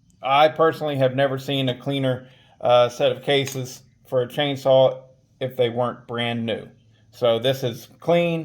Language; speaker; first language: English; native; English